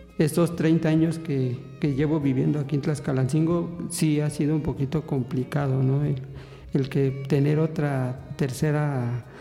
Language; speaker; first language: Spanish; non-native, local second language; Nahuatl languages